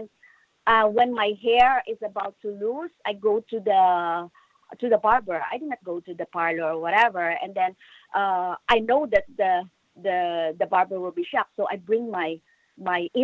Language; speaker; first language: English; non-native, local second language; Filipino